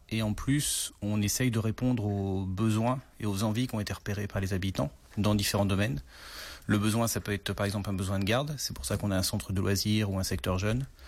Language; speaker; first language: French; native; French